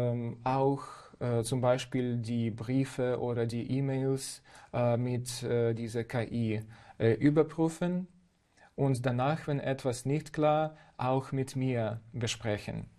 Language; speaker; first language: German; non-native, fluent; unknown